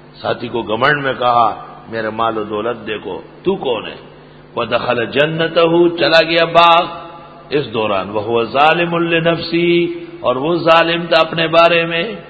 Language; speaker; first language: Urdu; non-native, local second language; Pashto